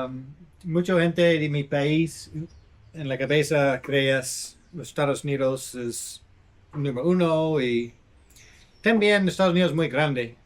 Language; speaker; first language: Spanish; non-native, learner; English